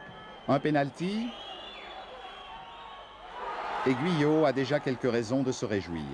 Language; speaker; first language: French; native; French